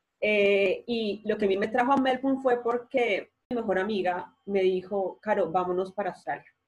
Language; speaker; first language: Spanish; native; Spanish